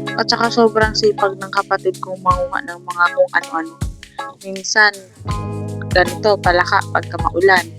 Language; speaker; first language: Filipino; non-native, local second language; Cebuano